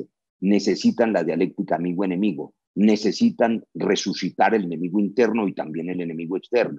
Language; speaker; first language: Spanish; native; Spanish